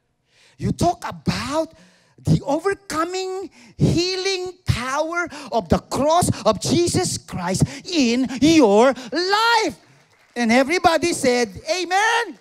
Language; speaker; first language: English; non-native, local second language; Filipino